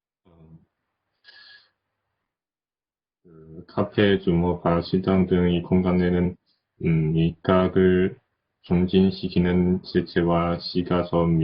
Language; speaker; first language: Korean; non-native, learner; Chinese